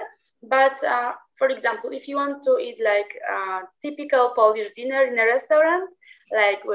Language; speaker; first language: English; non-native, fluent; Polish